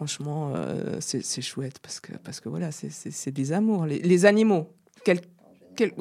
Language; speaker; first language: French; native; French